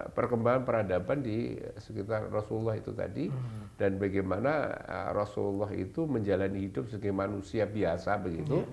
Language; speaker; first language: Indonesian; native; Indonesian